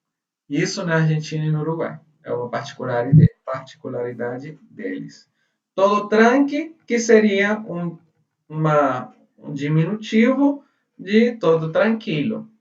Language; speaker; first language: Portuguese; non-native, fluent; Spanish